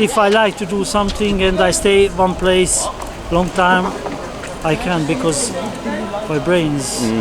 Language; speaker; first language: English; non-native, learner; Hungarian